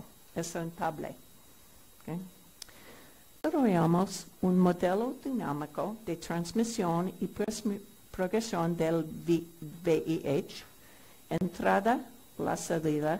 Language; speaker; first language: Spanish; non-native, fluent; English